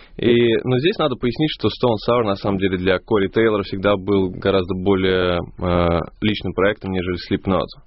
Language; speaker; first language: Russian; native; Russian